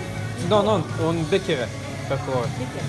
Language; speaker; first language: Italian; non-native, learner; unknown